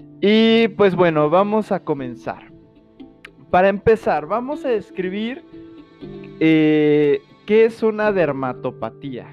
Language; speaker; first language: Spanish; native; Spanish